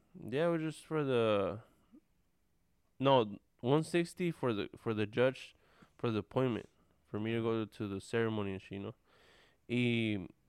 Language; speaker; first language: English; early bilingual, other home language; Spanish